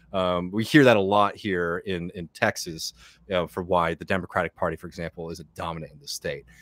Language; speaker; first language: English; native; English